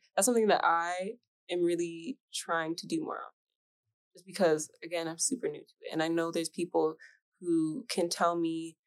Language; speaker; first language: English; native; English